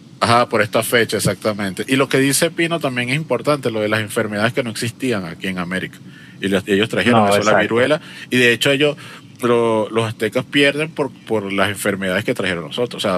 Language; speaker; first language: Spanish; native; Spanish